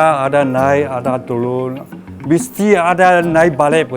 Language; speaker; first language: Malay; non-native, local second language; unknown